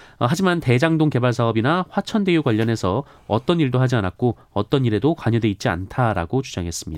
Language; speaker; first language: Korean; native; Korean